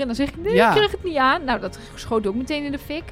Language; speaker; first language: Dutch; native; Dutch